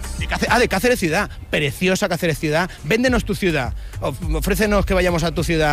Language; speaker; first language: Spanish; native; Spanish